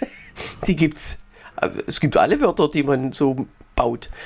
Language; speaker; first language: German; native; German